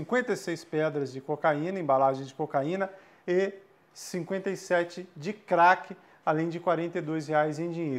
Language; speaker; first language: Portuguese; native; Portuguese